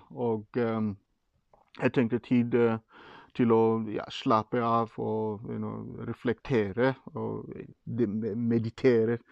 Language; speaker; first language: Norwegian; non-native, fluent; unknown